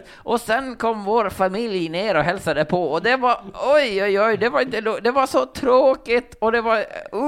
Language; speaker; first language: Swedish; native; Swedish